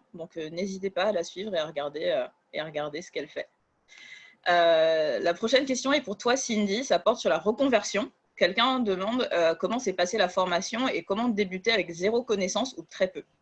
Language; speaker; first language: French; native; French